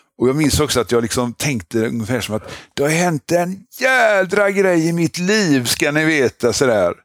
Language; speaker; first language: Swedish; native; Swedish